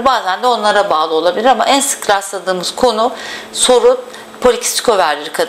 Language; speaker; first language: Turkish; native; Turkish